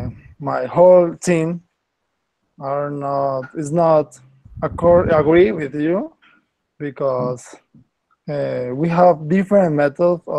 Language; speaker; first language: English; non-native, learner; Spanish